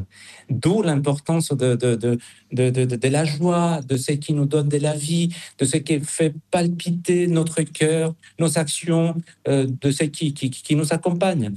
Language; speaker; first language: French; non-native, fluent; Spanish